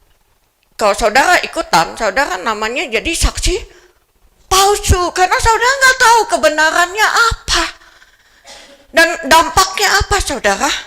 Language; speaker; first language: Indonesian; native; Indonesian